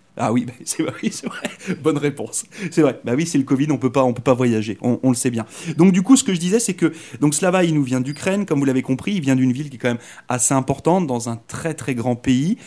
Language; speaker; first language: French; native; French